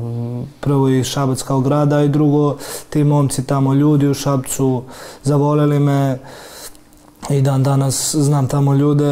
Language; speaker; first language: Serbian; early bilingual, heritage; Serbian